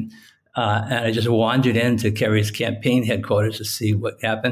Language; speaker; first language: English; native; English